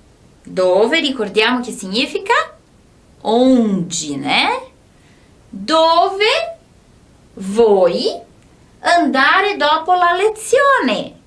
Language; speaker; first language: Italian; non-native, fluent; Portuguese